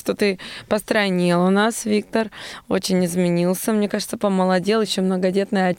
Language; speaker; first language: Russian; native; Russian